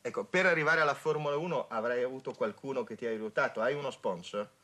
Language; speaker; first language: Italian; native; Italian